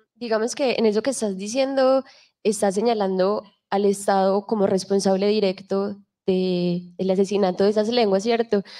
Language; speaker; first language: Spanish; native; Spanish